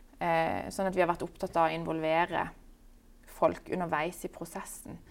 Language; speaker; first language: Norwegian; native; Norwegian